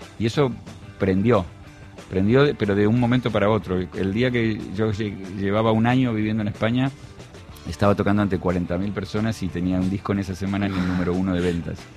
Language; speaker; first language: Spanish; native; Spanish